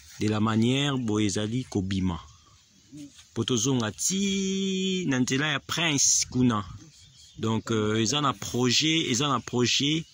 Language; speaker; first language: Lingala; native; Lingala